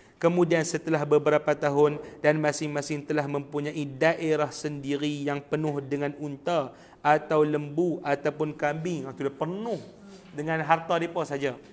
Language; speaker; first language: Malay; native; Malay